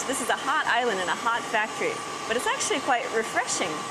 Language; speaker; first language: English; native; English